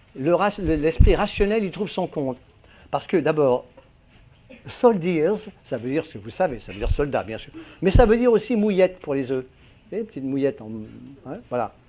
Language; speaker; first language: French; native; French